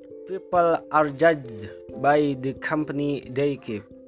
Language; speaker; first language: English; non-native, learner; Indonesian